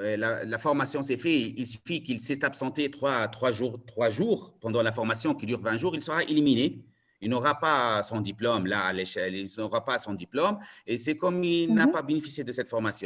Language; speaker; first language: French; non-native, local second language; Arabic